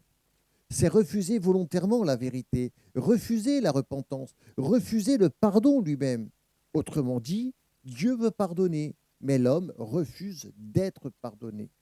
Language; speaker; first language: French; native; French